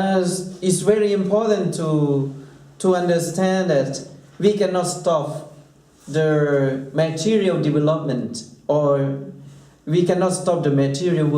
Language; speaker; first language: English; non-native, fluent; Thai